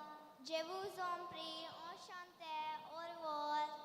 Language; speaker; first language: French; non-native, learner; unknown